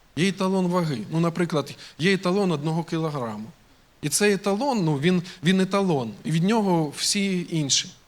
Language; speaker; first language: Ukrainian; native; Ukrainian